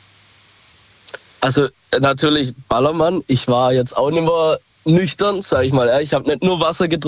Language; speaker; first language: German; native; German